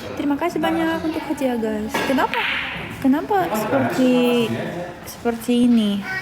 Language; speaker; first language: Indonesian; non-native, learner; Russian